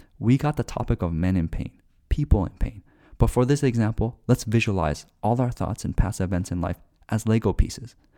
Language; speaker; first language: English; native; English